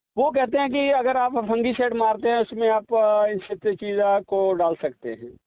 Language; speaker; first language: Hindi; non-native, local second language; Punjabi